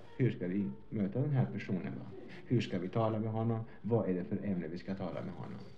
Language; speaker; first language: Swedish; non-native, fluent; Greek